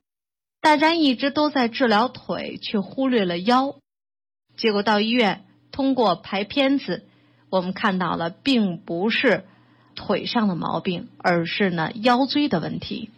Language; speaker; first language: Chinese; native; Chinese